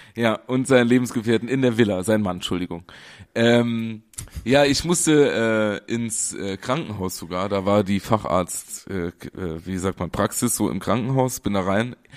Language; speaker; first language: German; native; German